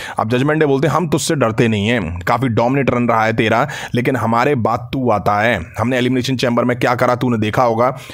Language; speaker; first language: Hindi; native; Hindi